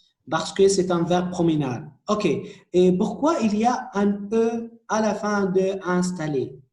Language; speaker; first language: French; non-native, fluent; Arabic